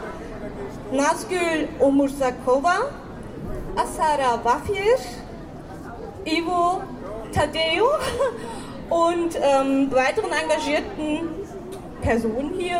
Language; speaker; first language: German; early bilingual, other home language; Turkish